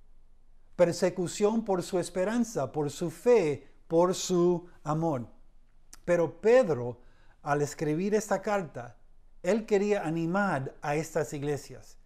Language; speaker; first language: Spanish; early bilingual, heritage; Spanish